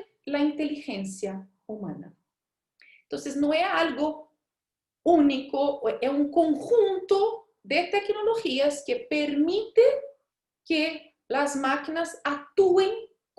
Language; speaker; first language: Spanish; non-native, fluent; Portuguese